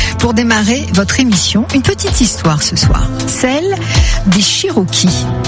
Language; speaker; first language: French; native; French